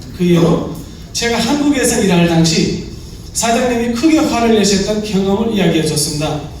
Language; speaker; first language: Korean; non-native, fluent; Nepali